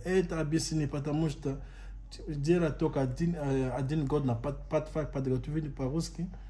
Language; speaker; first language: Russian; non-native, learner; Lingala